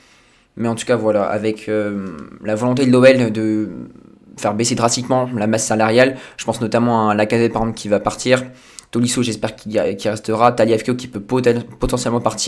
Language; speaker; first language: French; native; French